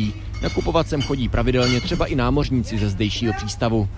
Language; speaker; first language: Czech; native; Czech